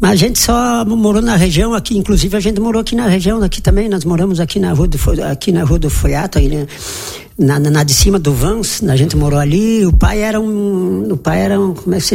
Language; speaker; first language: Portuguese; native; Portuguese